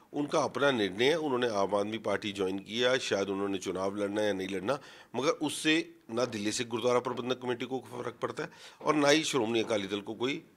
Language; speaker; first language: Hindi; non-native, local second language; Punjabi